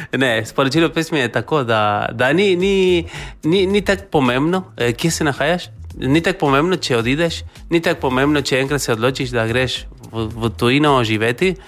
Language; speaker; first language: Slovenian; non-native, fluent; Spanish